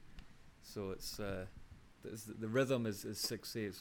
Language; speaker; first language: English; native; English